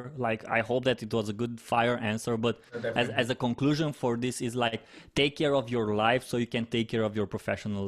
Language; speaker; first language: English; non-native, fluent; Romanian